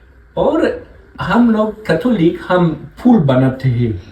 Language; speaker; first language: Hindi; non-native, learner; French